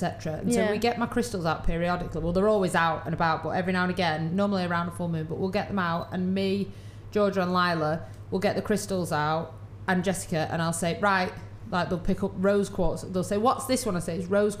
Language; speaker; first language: English; native; English